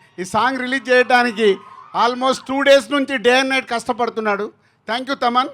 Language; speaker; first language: Telugu; native; Telugu